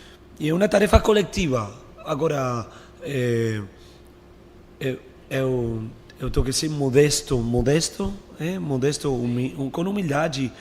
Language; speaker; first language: Portuguese; non-native, fluent; Spanish